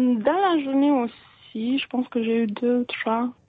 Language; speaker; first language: French; non-native, fluent; Romanian